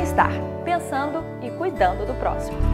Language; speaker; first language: Portuguese; native; Portuguese